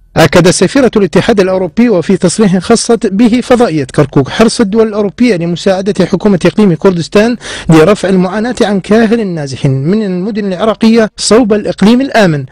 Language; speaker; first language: Arabic; non-native, local second language; Kurdish